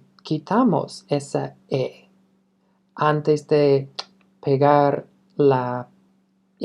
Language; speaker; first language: Spanish; non-native, fluent; English